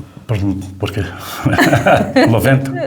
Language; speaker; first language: Spanish; non-native, learner; Portuguese